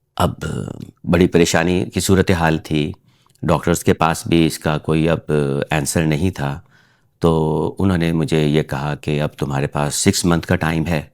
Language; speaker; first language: Urdu; native; Urdu